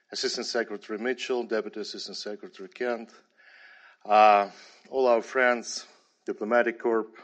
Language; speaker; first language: English; non-native, fluent; Ukrainian